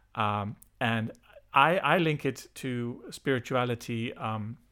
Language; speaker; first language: English; non-native, fluent; Dutch